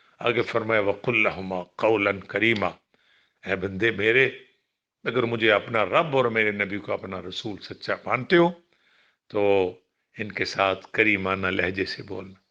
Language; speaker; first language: Urdu; non-native, local second language; Punjabi